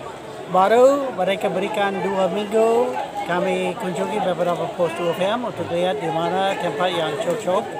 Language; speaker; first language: Indonesian; non-native, fluent; English